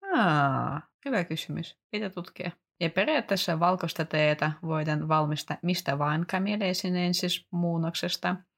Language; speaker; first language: Finnish; non-native, fluent; Russian